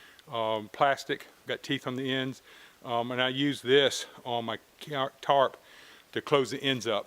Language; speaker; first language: English; native; English